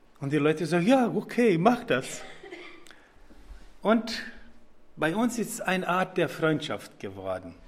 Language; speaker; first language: German; non-native, fluent; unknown